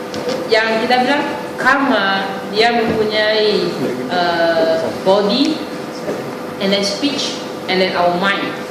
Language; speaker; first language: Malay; non-native, fluent; Chinese